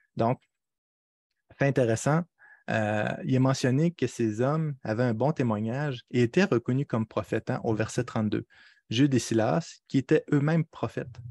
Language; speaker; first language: French; native; French